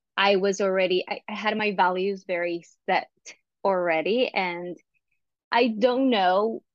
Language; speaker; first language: English; non-native, fluent; Spanish